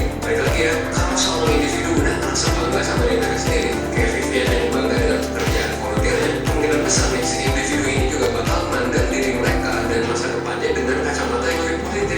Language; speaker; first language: Indonesian; native; Indonesian